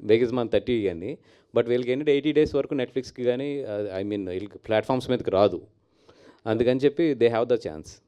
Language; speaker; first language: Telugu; native; Telugu